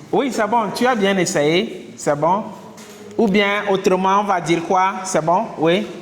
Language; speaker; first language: French; non-native, local second language; Kinyarwanda